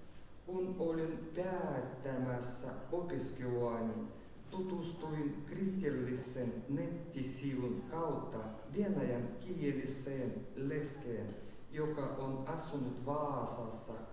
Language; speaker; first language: Finnish; non-native, learner; Russian